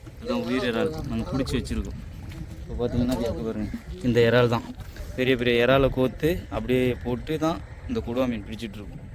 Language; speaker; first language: Tamil; native; Tamil